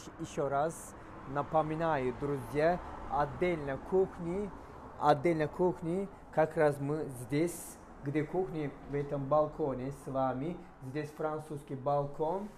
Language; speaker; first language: Russian; non-native, fluent; Turkish